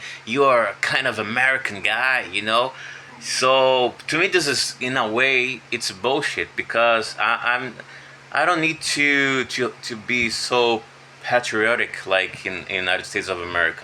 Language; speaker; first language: English; non-native, fluent; Portuguese